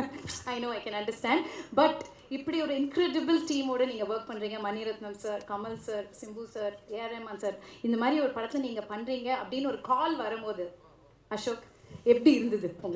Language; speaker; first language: Tamil; native; Tamil